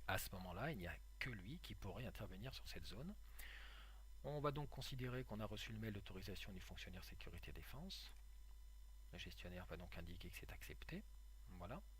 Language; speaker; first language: French; native; French